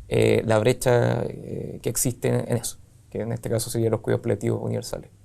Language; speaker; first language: Spanish; native; Spanish